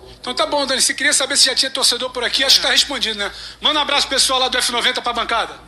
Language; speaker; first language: Portuguese; native; Portuguese